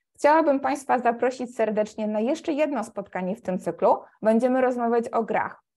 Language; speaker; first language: Polish; native; Polish